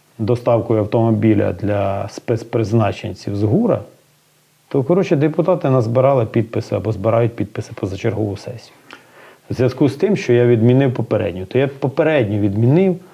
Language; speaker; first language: Ukrainian; native; Ukrainian